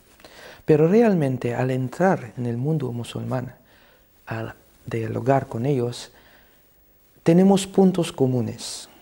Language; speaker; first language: Spanish; non-native, fluent; Cebuano